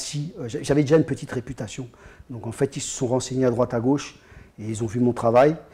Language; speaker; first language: French; native; French